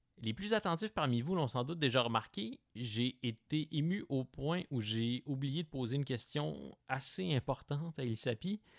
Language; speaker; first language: French; native; French